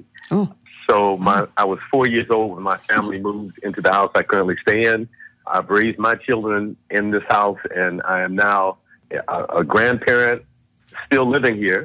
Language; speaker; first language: English; native; English